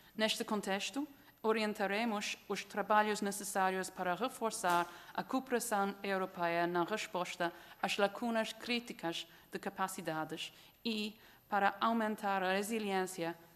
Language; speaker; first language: Portuguese; non-native, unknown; English